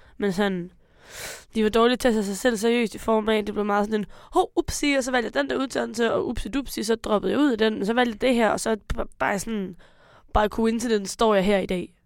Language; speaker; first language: Danish; native; Danish